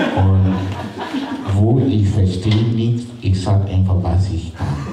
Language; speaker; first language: German; non-native, learner; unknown